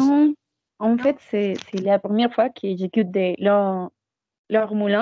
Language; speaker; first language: French; non-native, learner; Spanish